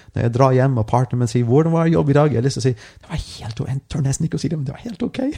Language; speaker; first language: Norwegian; non-native, fluent; English